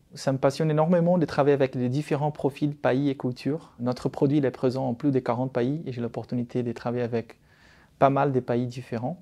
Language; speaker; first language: French; non-native, fluent; Portuguese